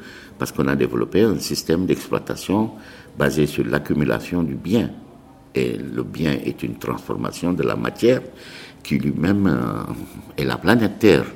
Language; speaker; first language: French; non-native, local second language; Arabic